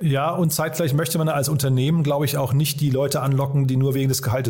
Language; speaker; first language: German; native; German